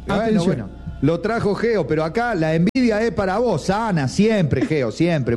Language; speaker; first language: Spanish; native; Spanish